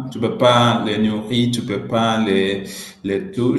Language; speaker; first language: French; non-native, learner; Swahili